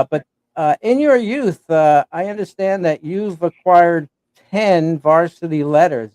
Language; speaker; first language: English; native; English